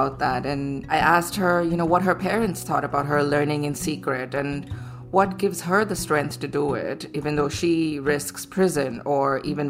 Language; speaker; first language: English; non-native, local second language; Gujarati